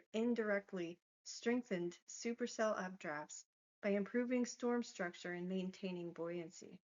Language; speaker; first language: English; native; English